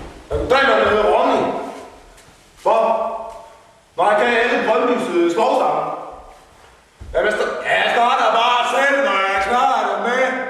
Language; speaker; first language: Danish; native; Danish